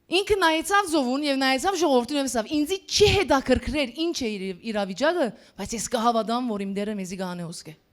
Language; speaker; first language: Armenian; early bilingual, heritage; Armenian